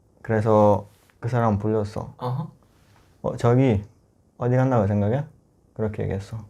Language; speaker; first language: Korean; non-native, learner; Italian